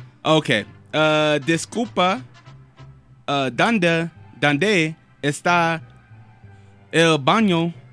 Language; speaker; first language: Spanish; non-native, learner; English